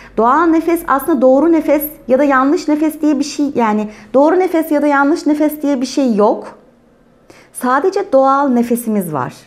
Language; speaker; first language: Turkish; native; Turkish